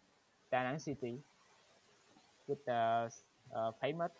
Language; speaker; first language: English; non-native, learner; Vietnamese